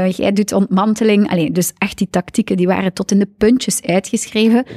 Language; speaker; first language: Dutch; native; Dutch